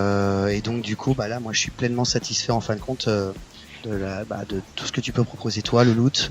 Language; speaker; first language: French; native; French